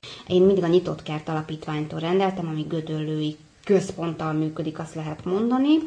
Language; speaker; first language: Hungarian; native; Hungarian